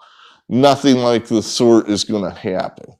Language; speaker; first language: English; native; English